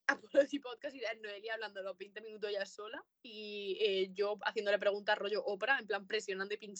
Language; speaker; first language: Spanish; native; Spanish